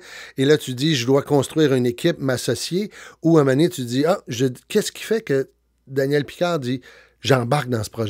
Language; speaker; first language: French; native; French